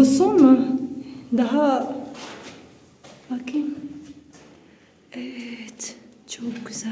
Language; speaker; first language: Turkish; non-native, learner; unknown